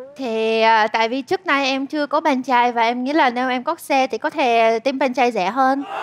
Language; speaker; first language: Vietnamese; non-native, fluent; Russian